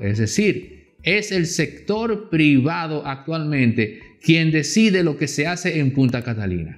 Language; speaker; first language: Spanish; native; Spanish